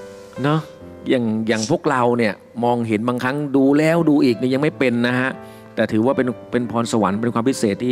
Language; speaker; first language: Thai; native; Thai